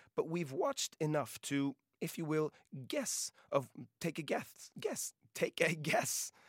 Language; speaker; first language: English; non-native, local second language; Norwegian